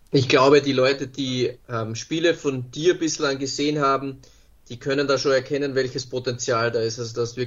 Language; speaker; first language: German; native; German